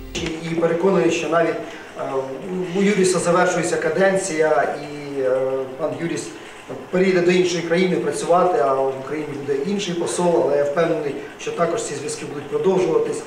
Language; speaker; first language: Ukrainian; native; Ukrainian